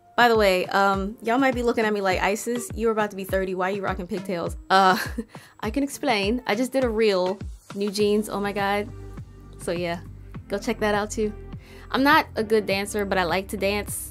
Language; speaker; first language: English; native; English